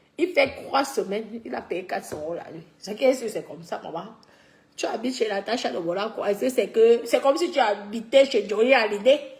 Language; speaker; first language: French; native; French